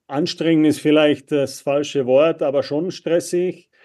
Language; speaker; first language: German; non-native, fluent; Czech